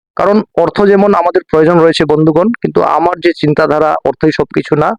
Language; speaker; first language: Bangla; non-native, local second language; Bodo